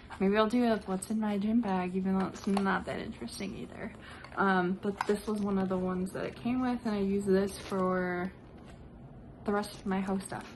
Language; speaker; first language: English; native; English